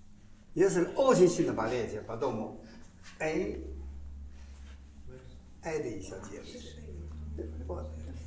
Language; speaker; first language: Russian; non-native, learner; Chinese